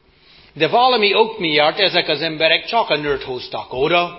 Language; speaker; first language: Hungarian; non-native, fluent; English